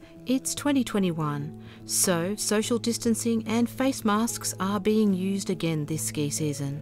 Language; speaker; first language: English; native; English